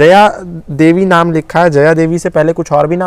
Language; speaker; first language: Hindi; native; Hindi